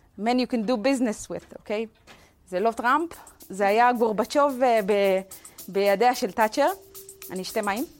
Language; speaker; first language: Hebrew; native; Hebrew